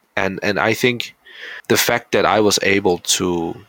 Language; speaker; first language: English; early bilingual, heritage; Dutch